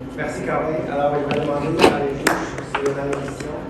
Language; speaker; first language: French; non-native, fluent; Spanish